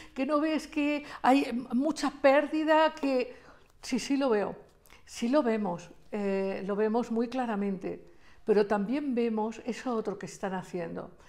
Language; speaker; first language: Spanish; native; Spanish